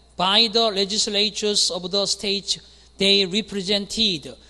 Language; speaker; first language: English; non-native, fluent; Korean